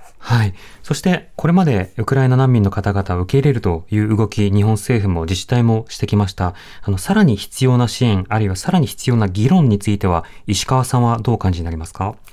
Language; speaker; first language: Japanese; native; Japanese